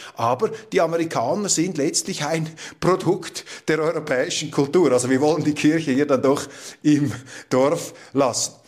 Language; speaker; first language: German; native; German